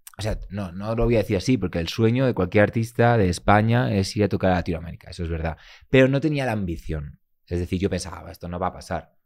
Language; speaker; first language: Spanish; native; Spanish